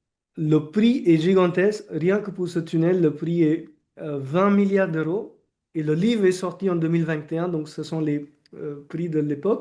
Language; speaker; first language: French; non-native, fluent; Marathi